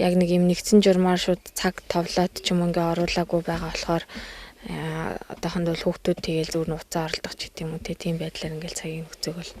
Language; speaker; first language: Mongolian; native; Mongolian